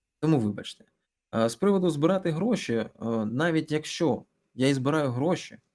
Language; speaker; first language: Ukrainian; non-native, local second language; Russian